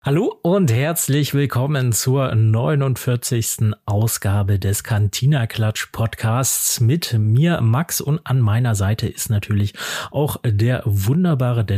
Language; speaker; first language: German; native; German